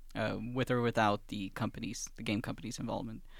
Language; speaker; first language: English; early bilingual, other home language; Swedish